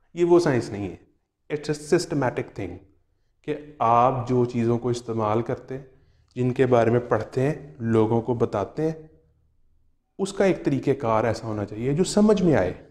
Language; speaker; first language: Urdu; non-native, local second language; Punjabi